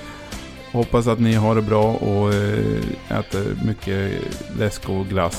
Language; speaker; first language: Swedish; native; Swedish